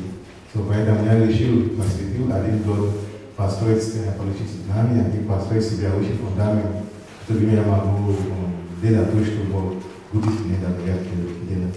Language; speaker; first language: Russian; non-native, fluent; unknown